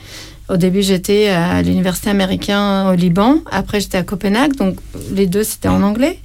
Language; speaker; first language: French; non-native, fluent; Armenian